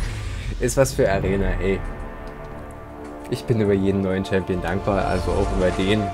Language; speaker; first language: German; native; German